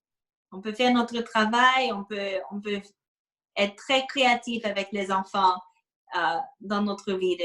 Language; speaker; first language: French; non-native, fluent; English